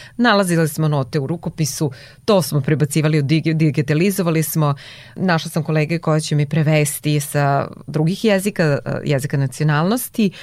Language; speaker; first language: Serbian; non-native, local second language; Hungarian